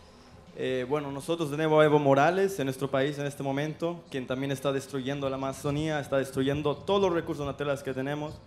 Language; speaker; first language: Spanish; native; Spanish